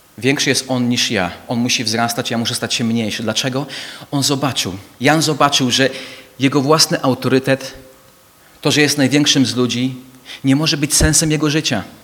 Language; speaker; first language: Polish; non-native, fluent; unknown